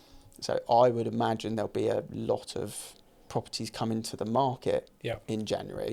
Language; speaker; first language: English; native; English